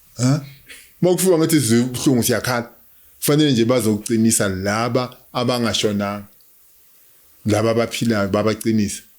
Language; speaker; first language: Zulu; native; Zulu